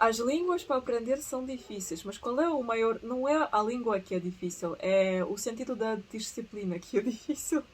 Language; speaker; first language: Portuguese; early bilingual, other home language; Russian